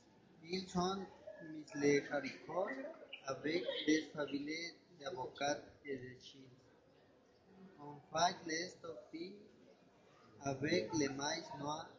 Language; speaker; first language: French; non-native, learner; Spanish